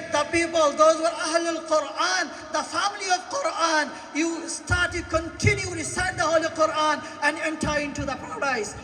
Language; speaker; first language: English; non-native, local second language; Bangla